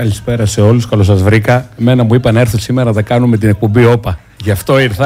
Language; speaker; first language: Greek; native; Greek